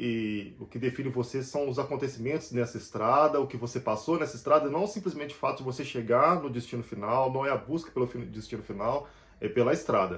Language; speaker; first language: Portuguese; native; Portuguese